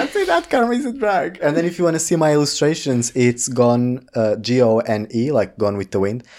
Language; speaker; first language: English; non-native, fluent; Portuguese